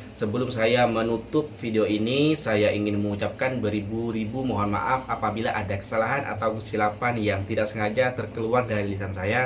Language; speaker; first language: Indonesian; non-native, local second language; Madurese